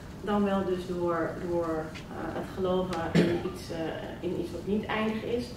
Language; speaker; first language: Dutch; native; Dutch